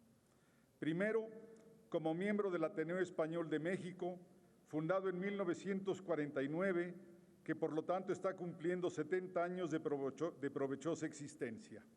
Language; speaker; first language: Spanish; native; Spanish